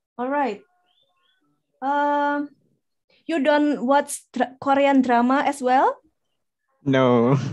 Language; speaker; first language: English; non-native, fluent; Indonesian